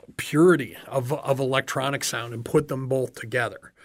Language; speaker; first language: English; native; English